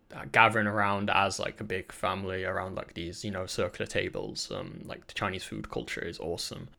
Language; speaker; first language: English; native; English